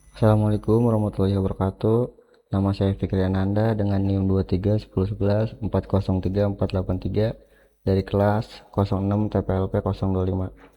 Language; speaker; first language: Indonesian; non-native, local second language; Sundanese